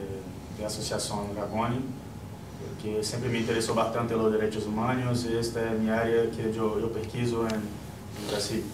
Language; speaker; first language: Spanish; non-native, learner; Portuguese